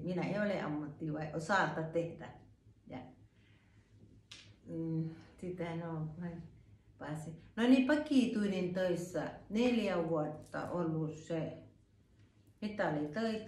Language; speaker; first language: Finnish; non-native, learner; Thai